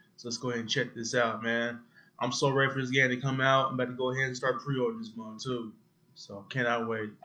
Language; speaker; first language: English; native; English